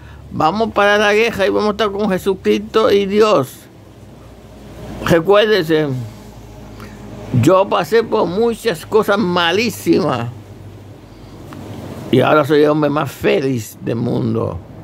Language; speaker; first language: Spanish; native; Spanish